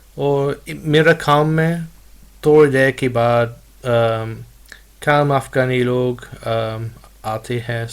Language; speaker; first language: Urdu; non-native, learner; English